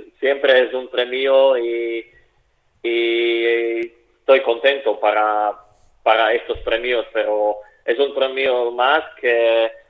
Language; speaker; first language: Spanish; non-native, fluent; Slovak